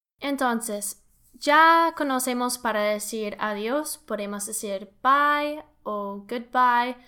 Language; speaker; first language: Spanish; non-native, learner; English